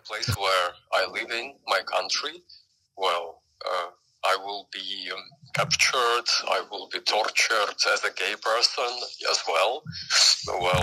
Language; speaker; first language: English; non-native, fluent; Ukrainian